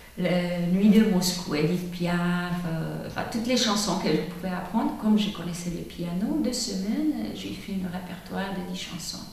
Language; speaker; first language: French; non-native, fluent; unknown